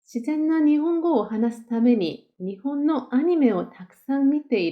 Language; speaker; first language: Japanese; non-native, fluent; Korean